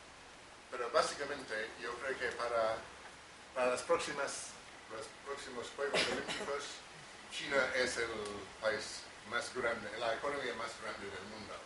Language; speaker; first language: Spanish; non-native, fluent; English